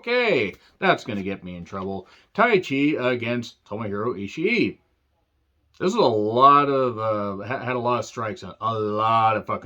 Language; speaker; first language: English; native; English